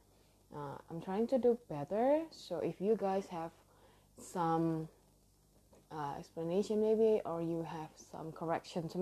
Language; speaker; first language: English; non-native, learner; Indonesian